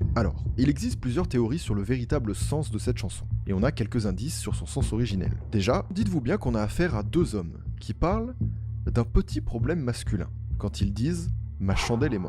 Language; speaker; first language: French; native; French